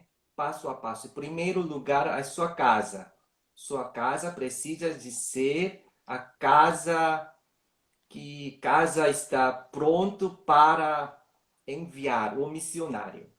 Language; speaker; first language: Portuguese; non-native, learner; Korean